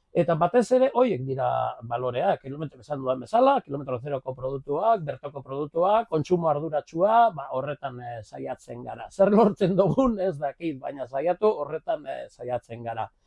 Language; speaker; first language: Basque; native; Basque